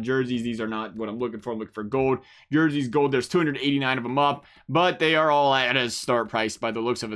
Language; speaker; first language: English; native; English